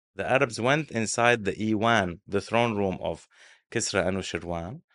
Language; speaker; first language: English; non-native, fluent; Arabic